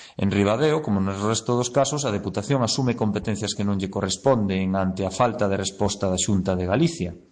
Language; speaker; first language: Galician; native; Galician